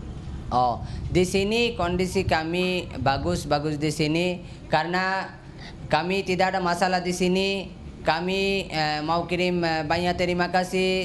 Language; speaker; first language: Indonesian; non-native, learner; Rohingya